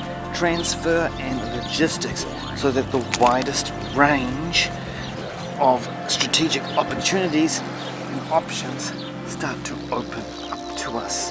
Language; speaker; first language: English; native; English